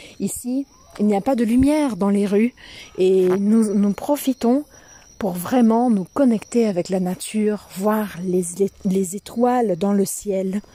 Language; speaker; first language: French; non-native, fluent; Portuguese